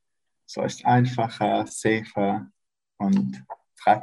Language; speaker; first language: German; non-native, learner; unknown